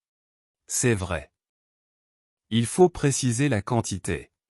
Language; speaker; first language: French; non-native, local second language; Arabic